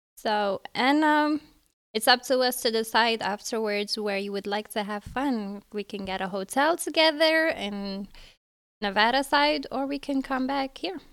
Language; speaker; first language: English; early bilingual, other home language; Arabic